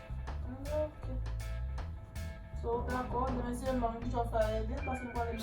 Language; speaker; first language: French; non-native, local second language; Haitian Creole